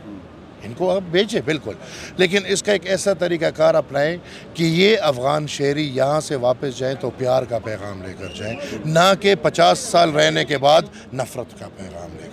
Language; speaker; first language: Hindi; non-native, local second language; Pashto